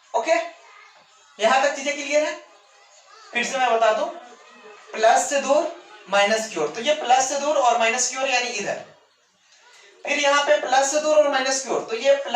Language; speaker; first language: Hindi; native; Hindi